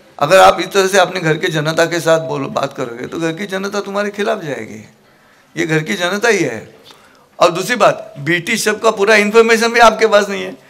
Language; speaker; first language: Hindi; non-native, local second language; Marathi